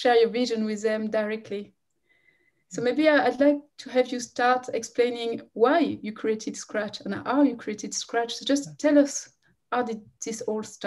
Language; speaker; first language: English; non-native, fluent; French